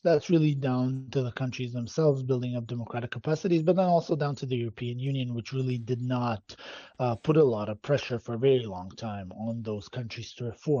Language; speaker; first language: English; non-native, fluent; Bosnian